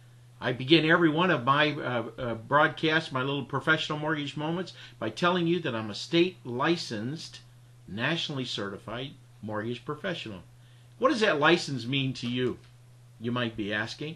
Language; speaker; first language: English; native; English